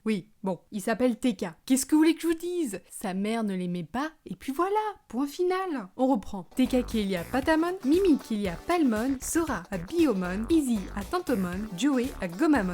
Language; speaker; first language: French; native; French